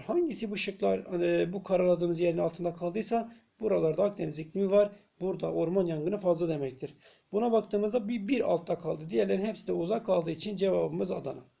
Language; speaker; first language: Turkish; native; Turkish